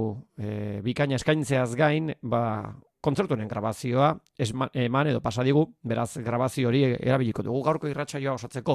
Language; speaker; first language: Basque; native; Basque